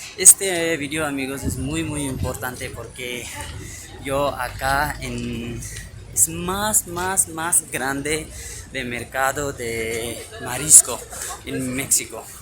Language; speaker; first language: Spanish; non-native, learner; Urdu